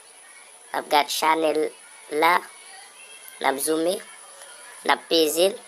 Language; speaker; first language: French; non-native, learner; Haitian Creole